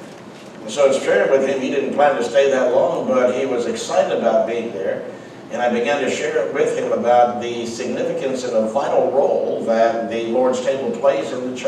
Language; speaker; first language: English; native; English